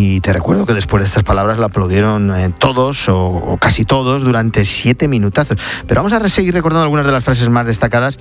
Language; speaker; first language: Spanish; native; Spanish